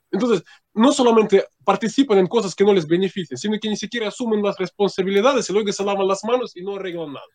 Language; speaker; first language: Spanish; non-native, fluent; Russian